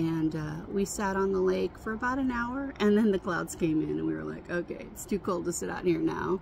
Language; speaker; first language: English; native; English